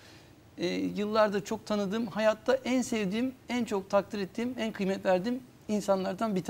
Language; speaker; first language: Turkish; native; Turkish